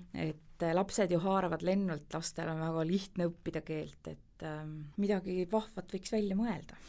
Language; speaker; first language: Estonian; native; Estonian